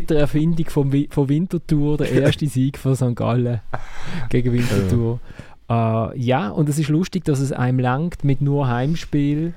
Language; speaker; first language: German; native; German